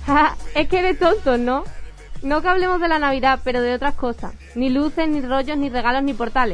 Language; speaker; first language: Spanish; native; Spanish